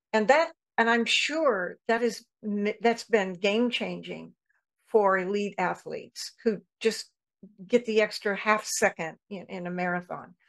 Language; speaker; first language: English; native; English